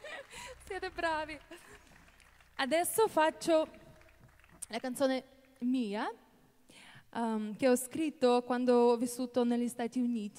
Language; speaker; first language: Italian; non-native, fluent; Russian